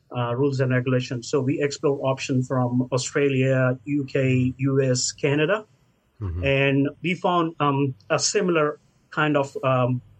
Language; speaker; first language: English; non-native, local second language; Hindi